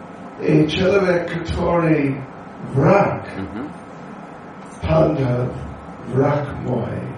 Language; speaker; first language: Russian; non-native, learner; English